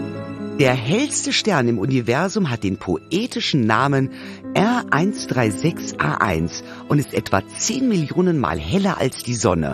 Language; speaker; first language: German; native; German